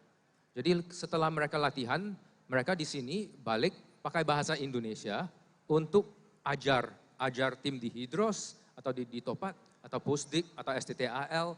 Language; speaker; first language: Indonesian; non-native, fluent; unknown